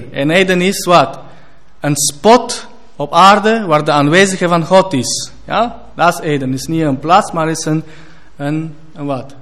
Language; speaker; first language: Dutch; non-native, fluent; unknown